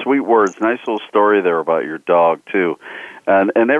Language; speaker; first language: English; native; English